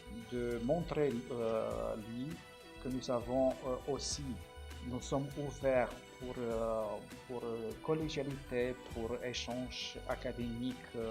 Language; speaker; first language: French; non-native, fluent; Romanian